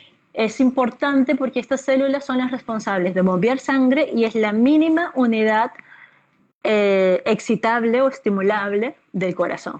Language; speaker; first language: Spanish; native; Spanish